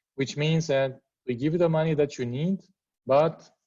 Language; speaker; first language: English; non-native, fluent; Romanian